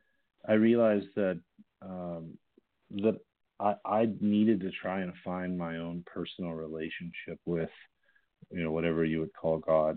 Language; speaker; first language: English; native; English